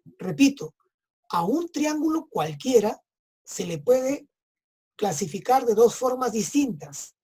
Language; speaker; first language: Spanish; native; Spanish